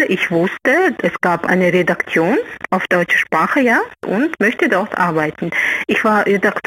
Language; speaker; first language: German; non-native, learner; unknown